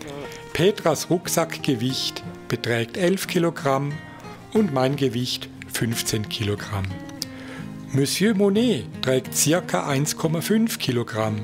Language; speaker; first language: German; native; German